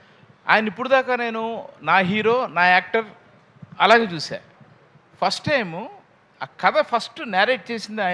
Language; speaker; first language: Telugu; native; Telugu